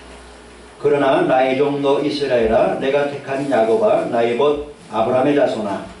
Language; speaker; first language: Korean; native; Korean